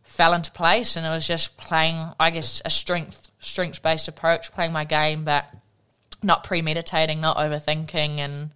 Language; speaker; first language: English; native; English